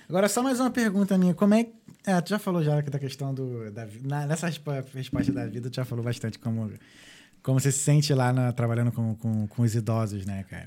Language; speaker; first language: Portuguese; native; Portuguese